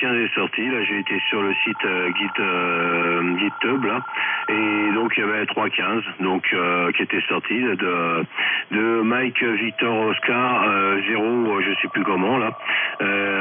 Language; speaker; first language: French; native; French